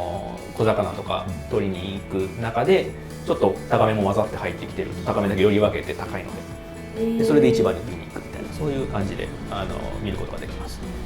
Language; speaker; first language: Japanese; native; Japanese